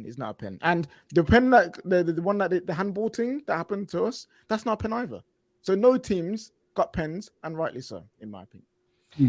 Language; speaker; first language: English; native; English